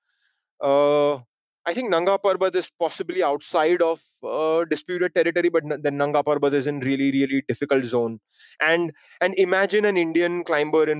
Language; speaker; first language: English; non-native, local second language; Hindi